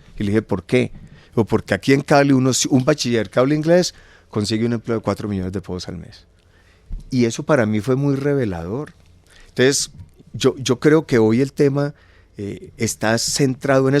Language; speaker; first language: Spanish; native; Spanish